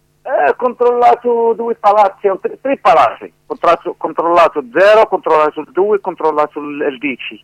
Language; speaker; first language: Italian; non-native, learner; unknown